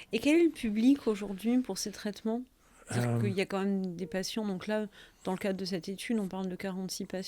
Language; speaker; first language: French; native; French